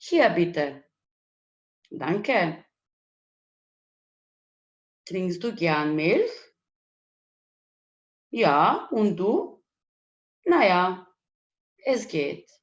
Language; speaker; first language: German; non-native, fluent; Macedonian